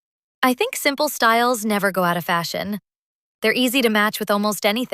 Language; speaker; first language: English; native; English